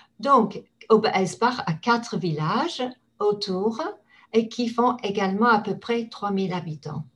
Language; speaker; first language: French; non-native, fluent; English